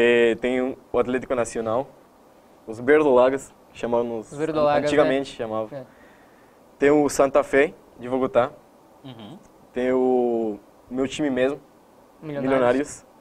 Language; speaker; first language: Portuguese; non-native, fluent; Spanish